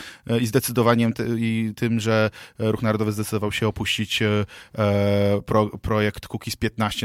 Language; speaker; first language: Polish; native; Polish